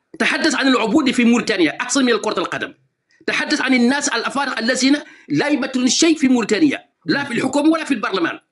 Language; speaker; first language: Arabic; non-native, fluent; Wolof